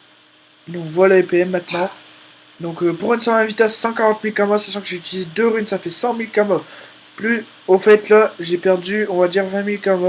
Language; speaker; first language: French; native; French